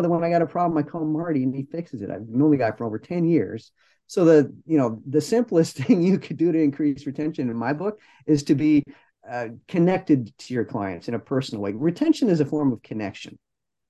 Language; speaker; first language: English; native; English